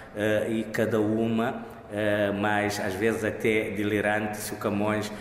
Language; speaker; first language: Portuguese; non-native, local second language; Kabuverdianu